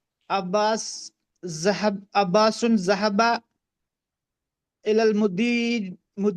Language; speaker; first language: Arabic; non-native, learner; Urdu